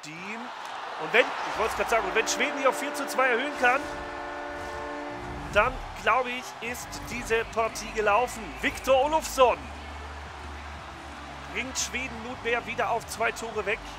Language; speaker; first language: German; native; German